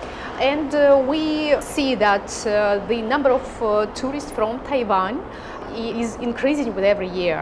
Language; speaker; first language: English; non-native, fluent; Russian